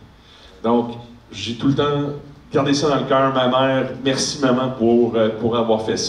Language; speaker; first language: French; native; French